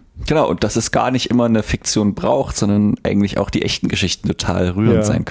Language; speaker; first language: German; native; German